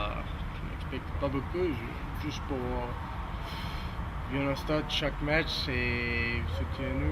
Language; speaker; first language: French; non-native, learner; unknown